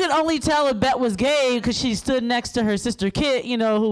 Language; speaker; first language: English; native; English